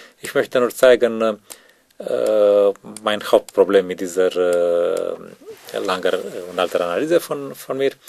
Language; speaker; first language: German; non-native, learner; Romanian